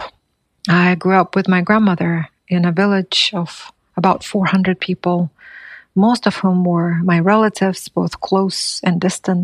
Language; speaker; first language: English; non-native, fluent; Buriat